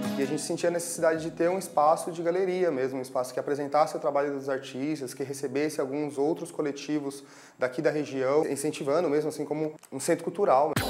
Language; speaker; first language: Portuguese; native; Portuguese